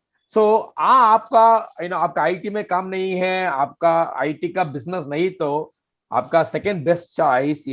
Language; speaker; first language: Hindi; non-native, fluent; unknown